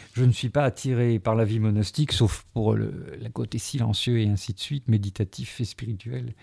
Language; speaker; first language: French; native; French